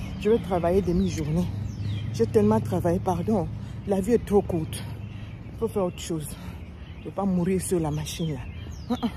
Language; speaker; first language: French; non-native, local second language; Lingala